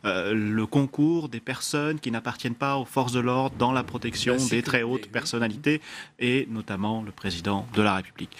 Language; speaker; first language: French; native; French